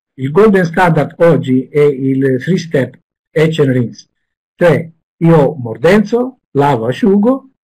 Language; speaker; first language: Italian; non-native, fluent; Greek